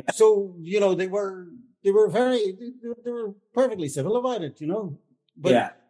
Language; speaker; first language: English; native; English